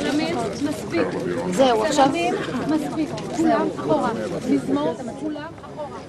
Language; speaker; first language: Hebrew; native; Hebrew